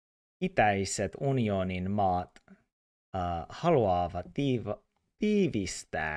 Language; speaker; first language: Finnish; non-native, learner; English